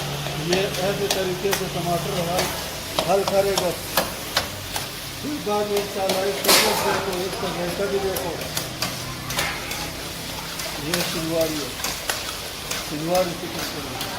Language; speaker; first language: Hindi; non-native, local second language; Pashto